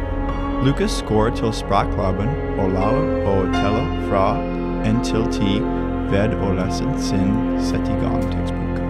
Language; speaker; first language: Norwegian; non-native, learner; English